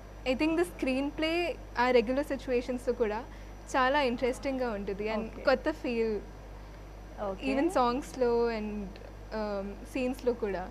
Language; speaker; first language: Telugu; non-native, fluent; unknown